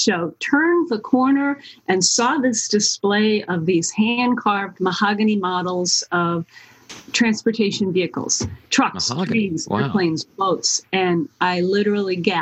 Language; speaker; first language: English; native; English